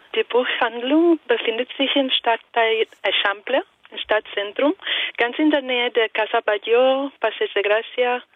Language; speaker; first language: German; non-native, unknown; Italian